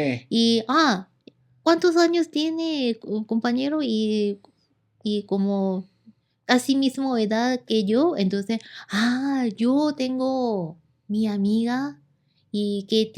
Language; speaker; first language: Spanish; non-native, learner; Korean